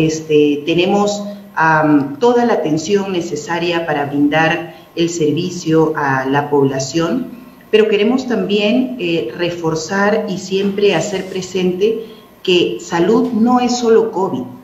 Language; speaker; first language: Spanish; native; Spanish